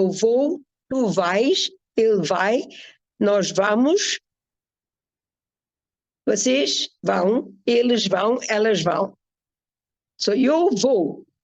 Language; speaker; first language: Portuguese; non-native, fluent; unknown